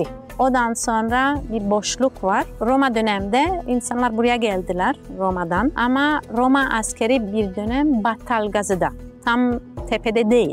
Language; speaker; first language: Turkish; non-native, fluent; Italian